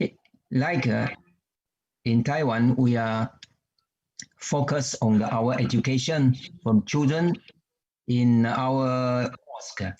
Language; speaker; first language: English; non-native, learner; Chinese